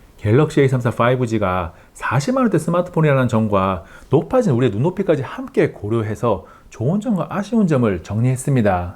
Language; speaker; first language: Korean; native; Korean